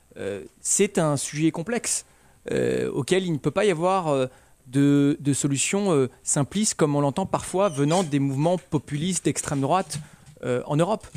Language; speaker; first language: French; native; French